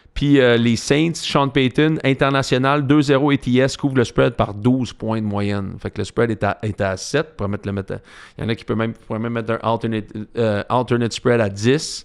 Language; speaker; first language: French; native; French